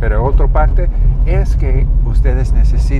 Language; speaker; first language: Spanish; non-native, learner; English